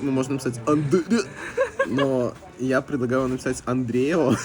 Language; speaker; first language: Russian; native; Russian